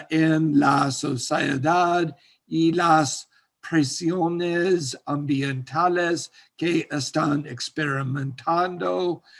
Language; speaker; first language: Spanish; non-native, learner; English